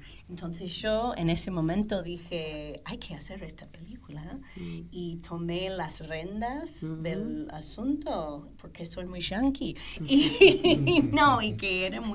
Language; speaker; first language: Spanish; non-native, fluent; English